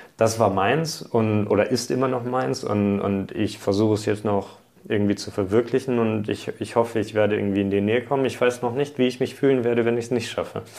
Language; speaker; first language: German; early bilingual, other home language; Hungarian